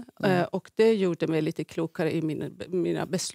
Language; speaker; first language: Swedish; non-native, fluent; Persian